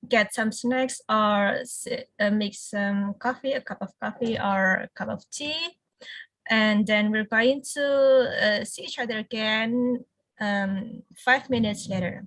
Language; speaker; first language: English; non-native, fluent; Indonesian